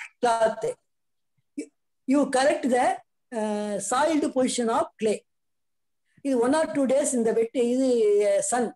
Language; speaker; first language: English; non-native, learner; Tamil